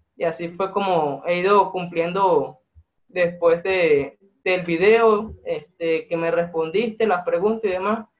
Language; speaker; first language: Spanish; native; Spanish